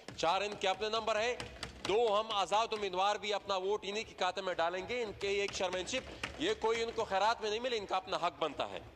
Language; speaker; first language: Urdu; non-native, local second language; Pashto